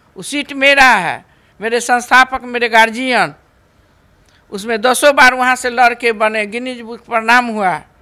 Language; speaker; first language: Hindi; native; Hindi